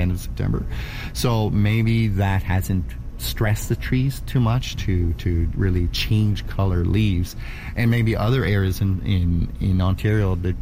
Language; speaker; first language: English; native; English